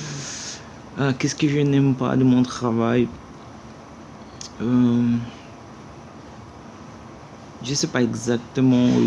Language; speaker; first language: French; non-native, learner; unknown